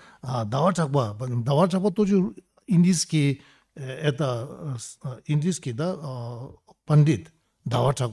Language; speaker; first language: Russian; non-native, learner; Tibetan